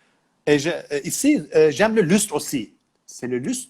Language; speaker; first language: French; non-native, learner; Turkish